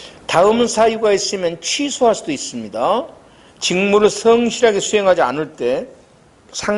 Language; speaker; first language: Korean; native; Korean